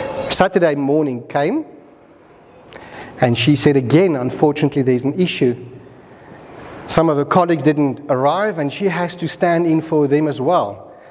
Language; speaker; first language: English; non-native, local second language; Afrikaans